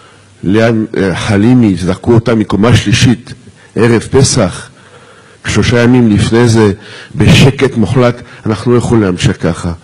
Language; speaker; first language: Hebrew; non-native, fluent; French